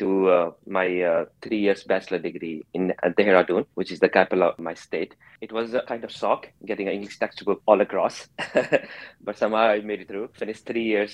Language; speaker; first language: English; non-native, local second language; Hindi